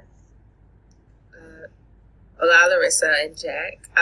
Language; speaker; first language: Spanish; non-native, learner; English